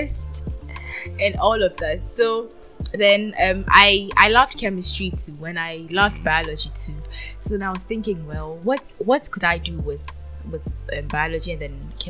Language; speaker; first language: English; non-native, local second language; Akan